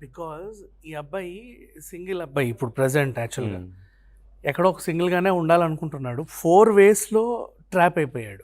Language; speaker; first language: Telugu; native; Telugu